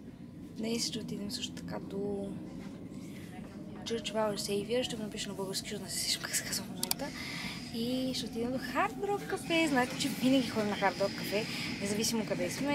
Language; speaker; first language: Bulgarian; native; Bulgarian